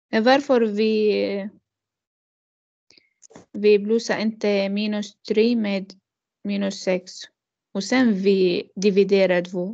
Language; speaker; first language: Swedish; non-native, learner; Arabic